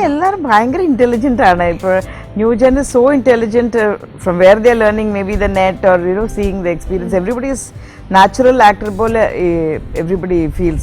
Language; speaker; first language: Malayalam; non-native, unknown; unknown